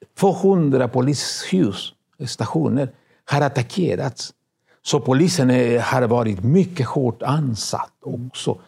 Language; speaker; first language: Swedish; non-native, fluent; Spanish